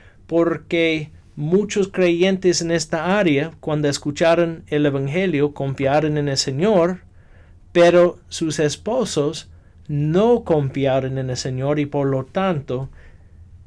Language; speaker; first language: Spanish; non-native, fluent; English